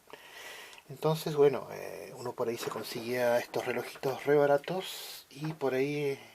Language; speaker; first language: Spanish; native; Spanish